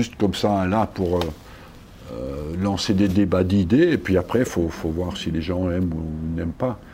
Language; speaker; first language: French; native; French